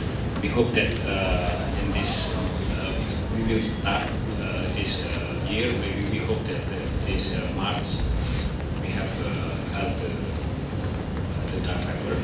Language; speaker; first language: English; non-native, learner; Indonesian